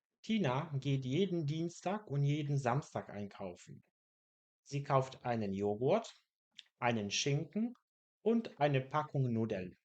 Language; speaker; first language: German; non-native, fluent; Polish